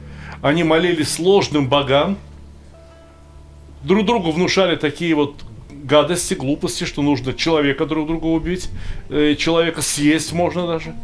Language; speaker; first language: Russian; native; Russian